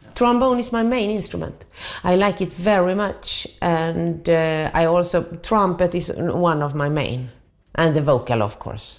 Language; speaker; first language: English; non-native, fluent; Swedish